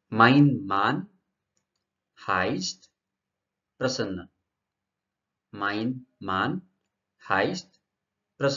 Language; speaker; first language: German; non-native, learner; Marathi